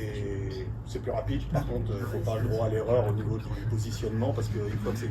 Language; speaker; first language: French; native; French